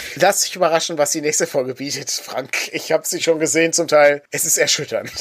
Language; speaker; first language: German; native; German